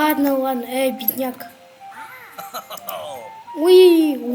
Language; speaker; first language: Russian; non-native, local second language; Kazakh